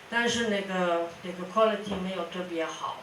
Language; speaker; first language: Chinese; non-native, fluent; Dutch